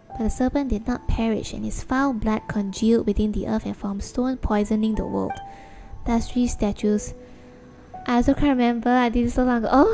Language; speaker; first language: English; native; English